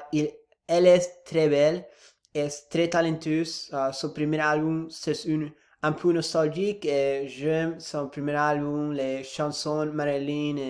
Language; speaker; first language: French; non-native, learner; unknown